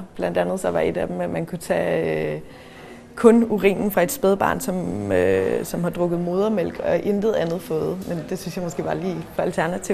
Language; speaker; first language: Danish; native; Danish